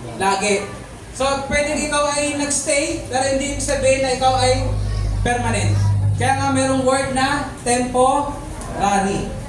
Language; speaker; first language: Filipino; native; Filipino